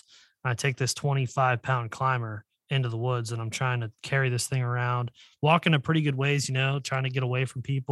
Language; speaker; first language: English; native; English